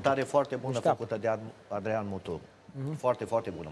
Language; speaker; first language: Romanian; native; Romanian